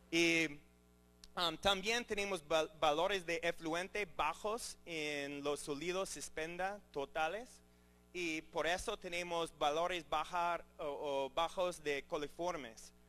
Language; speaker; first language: Spanish; non-native, learner; English